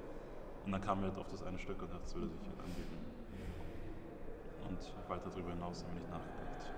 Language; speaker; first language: German; native; German